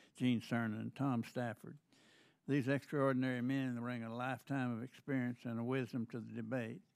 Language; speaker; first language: English; native; English